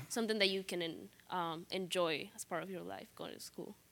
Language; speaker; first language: English; non-native, fluent; Spanish